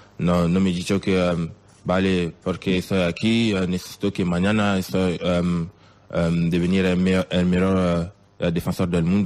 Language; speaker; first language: Spanish; non-native, learner; French